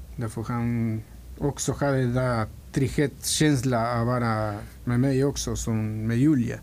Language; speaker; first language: Swedish; non-native, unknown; Spanish